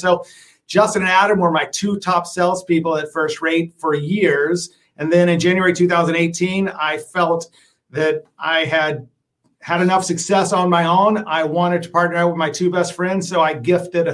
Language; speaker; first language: English; native; English